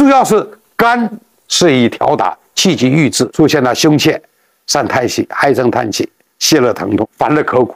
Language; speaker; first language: Chinese; native; Chinese